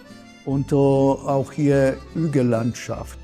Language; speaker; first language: German; non-native, fluent; Italian